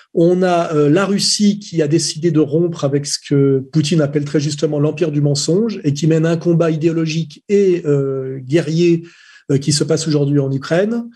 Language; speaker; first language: French; native; French